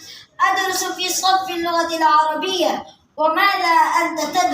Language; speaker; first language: Arabic; non-native, learner; Urdu